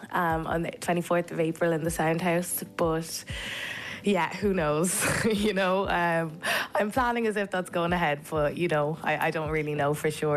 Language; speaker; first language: English; native; English